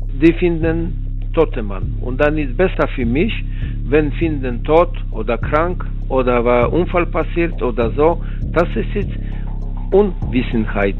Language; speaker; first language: German; non-native, learner; Polish